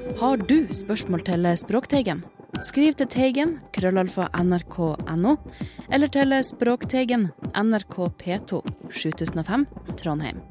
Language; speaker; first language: Norwegian; native; Norwegian